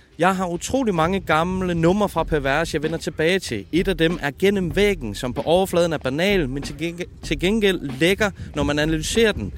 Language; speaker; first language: Danish; native; Danish